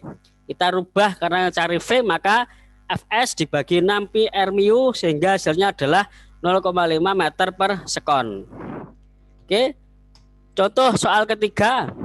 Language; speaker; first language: Indonesian; native; Indonesian